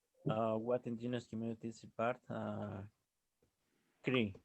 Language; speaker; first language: English; non-native, learner; Spanish